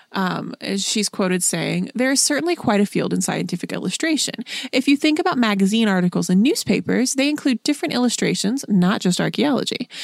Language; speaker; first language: English; native; English